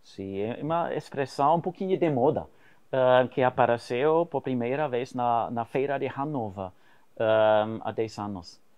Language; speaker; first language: Portuguese; non-native, fluent; German